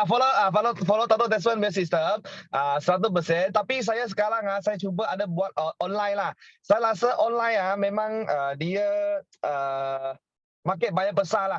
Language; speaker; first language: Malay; non-native, local second language; Chinese